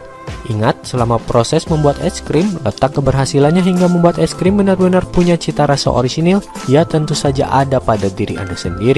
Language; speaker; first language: Indonesian; native; Indonesian